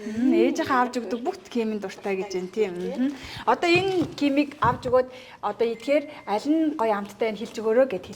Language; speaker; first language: Mongolian; native; Mongolian